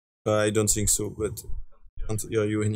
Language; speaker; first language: English; non-native, learner; French